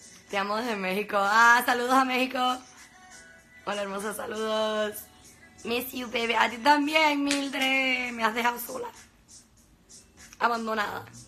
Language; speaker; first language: Spanish; early bilingual, heritage; Spanish